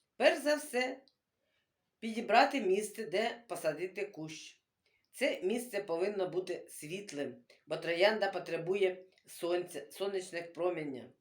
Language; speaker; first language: Ukrainian; non-native, local second language; Russian